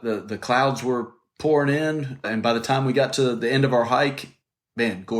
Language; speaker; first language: English; native; English